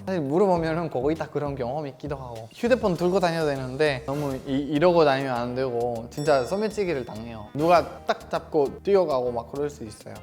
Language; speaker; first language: Korean; non-native, fluent; Spanish